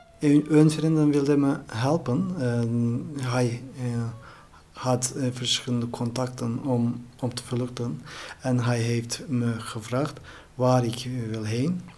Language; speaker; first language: Dutch; non-native, learner; Turkish